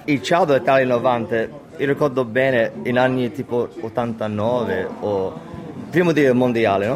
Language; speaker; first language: Italian; early bilingual, heritage; English